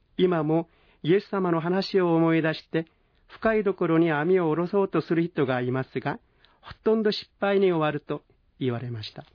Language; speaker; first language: Japanese; non-native, fluent; Korean